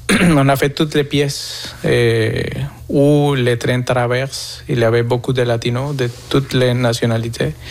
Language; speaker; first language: French; non-native, fluent; Spanish